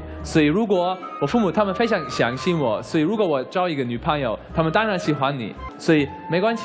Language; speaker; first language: Chinese; non-native, learner; German